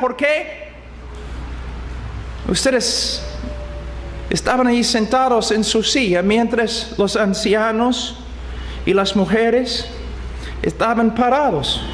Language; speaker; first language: Spanish; non-native, fluent; English